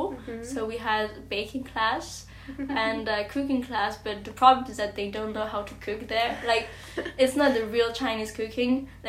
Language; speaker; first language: English; non-native, fluent; French